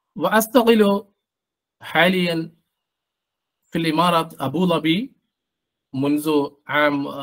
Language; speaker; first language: Arabic; non-native, learner; Malayalam